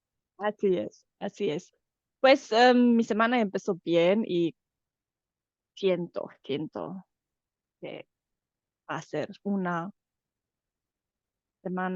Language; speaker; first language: Spanish; non-native, fluent; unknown